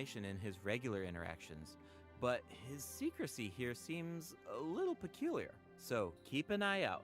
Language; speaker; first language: English; native; English